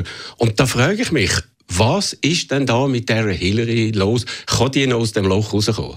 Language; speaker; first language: German; native; German